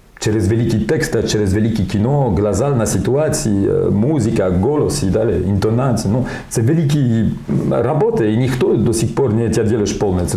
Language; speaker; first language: Ukrainian; non-native, learner; French